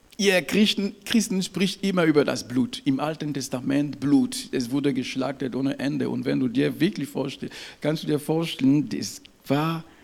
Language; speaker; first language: German; non-native, fluent; French